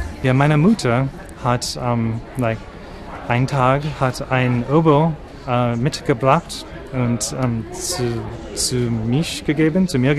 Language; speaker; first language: German; non-native, learner; English